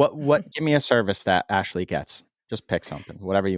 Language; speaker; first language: English; native; English